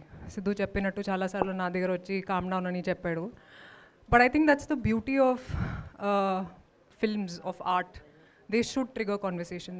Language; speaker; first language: Telugu; non-native, fluent; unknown